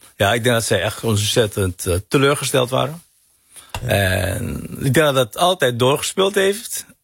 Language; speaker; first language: Dutch; early bilingual, other home language; Hakka Chinese